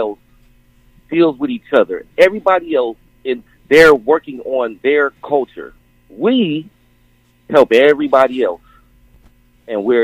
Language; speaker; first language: English; native; English